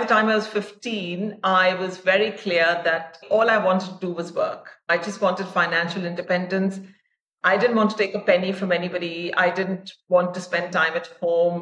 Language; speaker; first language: English; non-native, local second language; Hindi